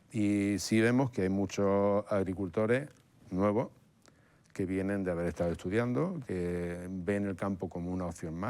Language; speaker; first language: Spanish; native; Spanish